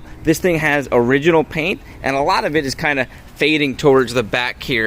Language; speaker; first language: English; native; English